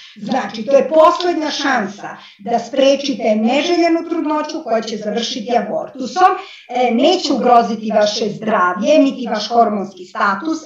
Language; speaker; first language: Serbian; native; Serbian